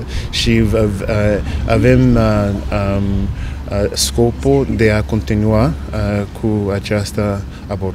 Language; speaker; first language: Romanian; non-native, fluent; English